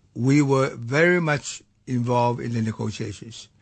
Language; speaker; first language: English; non-native, fluent; Chinese